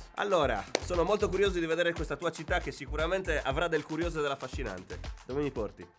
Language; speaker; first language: Italian; native; Italian